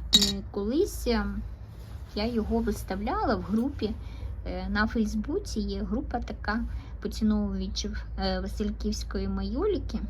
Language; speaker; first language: Ukrainian; non-native, local second language; Russian